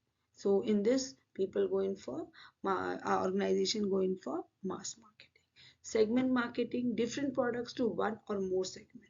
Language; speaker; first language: English; non-native, local second language; Hindi